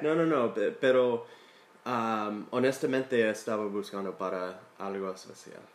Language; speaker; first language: Spanish; non-native, learner; English